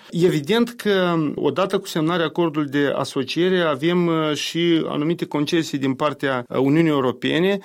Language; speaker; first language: Romanian; native; Romanian